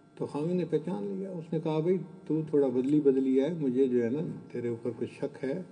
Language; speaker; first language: Urdu; non-native, local second language; Punjabi